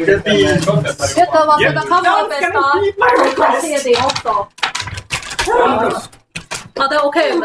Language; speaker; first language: Swedish; non-native, learner; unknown